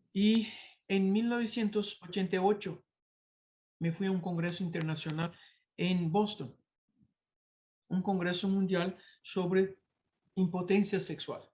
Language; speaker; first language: Spanish; non-native, fluent; Portuguese